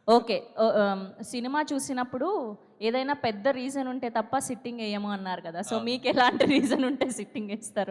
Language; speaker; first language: Telugu; native; Telugu